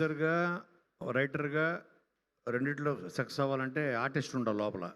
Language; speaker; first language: Telugu; native; Telugu